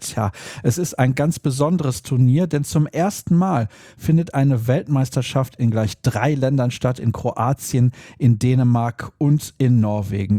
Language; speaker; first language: German; native; German